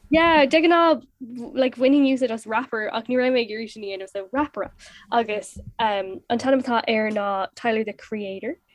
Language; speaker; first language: Irish; non-native, local second language; English